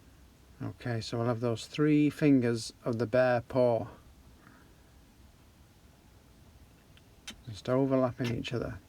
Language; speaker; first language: English; native; English